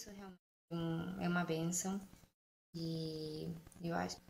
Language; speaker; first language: Portuguese; non-native, fluent; Spanish